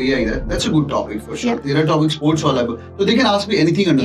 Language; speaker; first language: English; non-native, local second language; Hindi